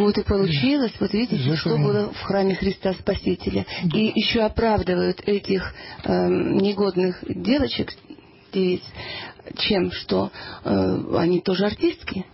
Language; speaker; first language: Russian; native; Russian